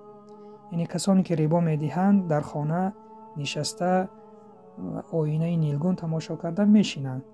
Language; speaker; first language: Persian; native; Persian